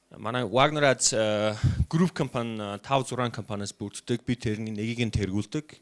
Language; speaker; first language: Mongolian; non-native, fluent; English